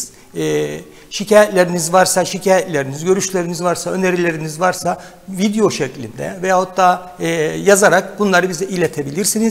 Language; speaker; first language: Turkish; native; Turkish